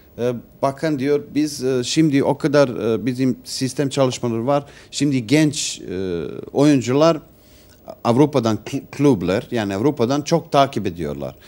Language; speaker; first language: Turkish; non-native, learner; Serbian